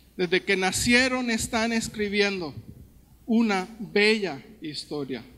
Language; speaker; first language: Spanish; early bilingual, heritage; Spanish